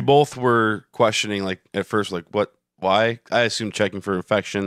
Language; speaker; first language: English; native; English